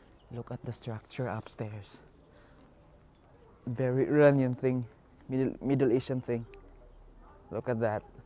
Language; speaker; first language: English; non-native, local second language; Cebuano